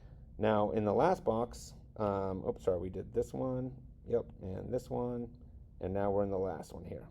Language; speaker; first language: English; native; English